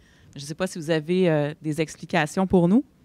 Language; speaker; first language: French; native; French